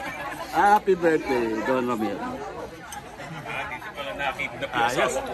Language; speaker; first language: English; non-native, local second language; Filipino